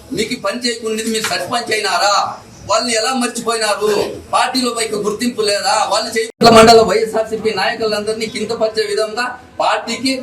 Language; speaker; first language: Telugu; non-native, local second language; Lambadi